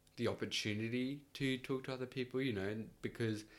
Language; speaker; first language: English; early bilingual, other home language; Spanish